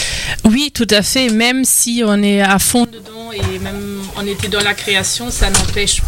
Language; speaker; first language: French; non-native, fluent; German